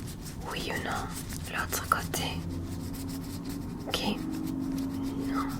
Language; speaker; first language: French; non-native, learner; English